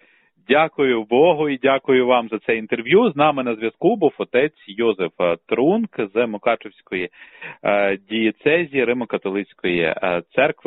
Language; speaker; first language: Ukrainian; native; Ukrainian